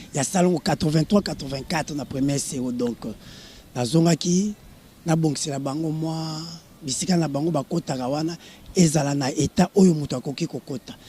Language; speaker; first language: Lingala; native; Lingala